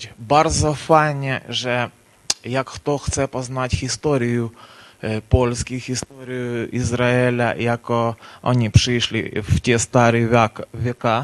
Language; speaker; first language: Polish; non-native, learner; Ukrainian